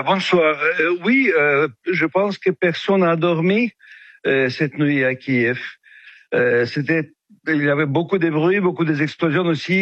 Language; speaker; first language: French; non-native, fluent; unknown